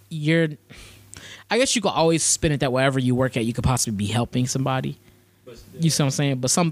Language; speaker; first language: English; native; English